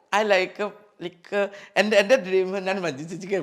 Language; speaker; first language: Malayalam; non-native, fluent; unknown